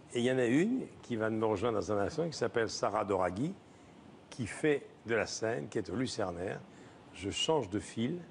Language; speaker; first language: French; native; French